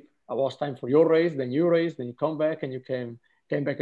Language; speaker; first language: English; non-native, fluent; Italian